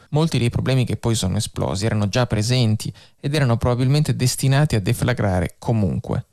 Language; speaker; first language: Italian; native; Italian